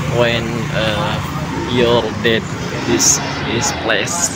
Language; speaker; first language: English; non-native, learner; Indonesian